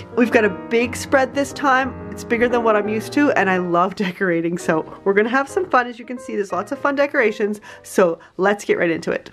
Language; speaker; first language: English; native; English